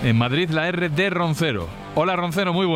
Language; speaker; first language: Spanish; native; Spanish